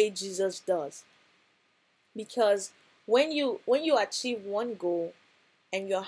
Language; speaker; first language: English; non-native, local second language; Yoruba